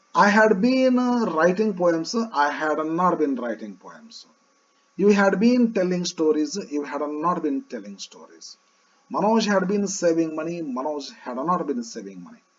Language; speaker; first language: English; non-native, local second language; Kannada